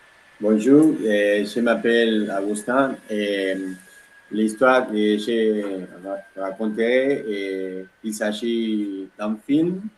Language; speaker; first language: French; non-native, learner; Spanish